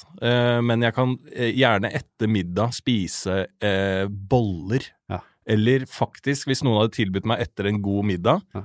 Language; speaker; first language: Norwegian; native; Norwegian